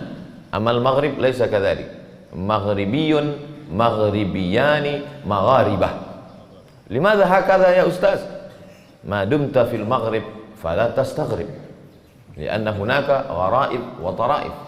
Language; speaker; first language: Arabic; non-native, fluent; Indonesian